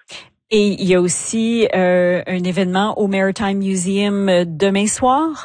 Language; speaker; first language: French; native; French